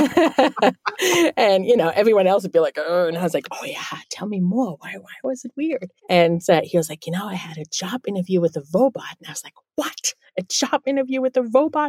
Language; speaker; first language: English; non-native, fluent; German